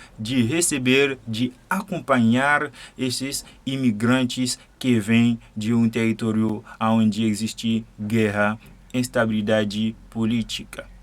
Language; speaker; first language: Portuguese; non-native, fluent; Haitian Creole